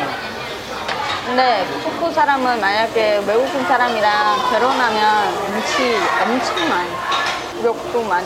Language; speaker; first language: Korean; non-native, learner; Vietnamese